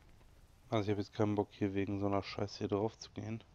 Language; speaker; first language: German; native; German